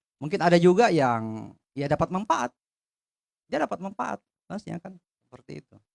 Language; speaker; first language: Indonesian; native; Indonesian